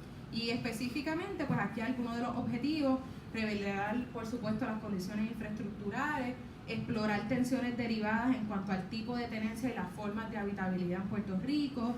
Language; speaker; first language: Spanish; native; Spanish